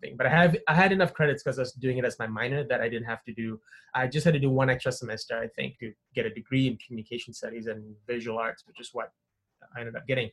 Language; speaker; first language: English; non-native, local second language; Tamil